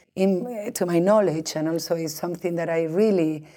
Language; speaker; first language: English; non-native, fluent; Spanish